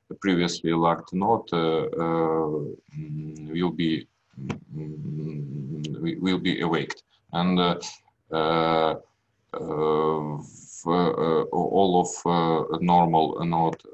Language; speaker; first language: English; non-native, learner; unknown